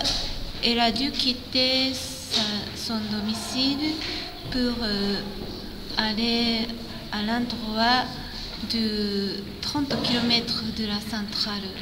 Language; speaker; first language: French; non-native, fluent; Japanese